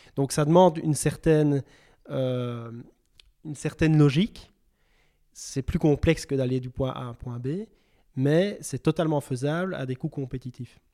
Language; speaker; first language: French; native; French